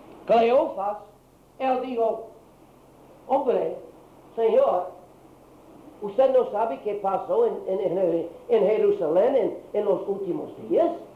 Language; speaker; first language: Spanish; non-native, learner; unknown